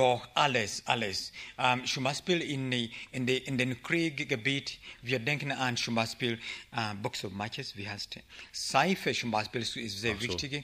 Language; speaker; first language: German; non-native, learner; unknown